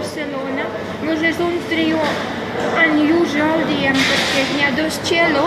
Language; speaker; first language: Catalan; non-native, fluent; Russian